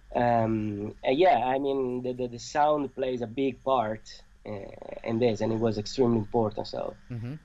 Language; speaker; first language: English; non-native, fluent; Italian